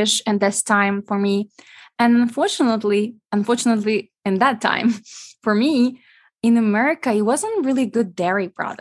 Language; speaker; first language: English; non-native, fluent; Ukrainian